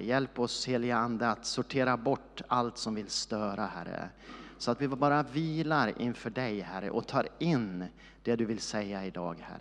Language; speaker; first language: Swedish; native; Swedish